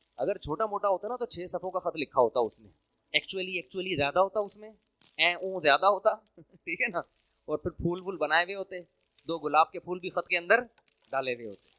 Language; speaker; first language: Urdu; native; Urdu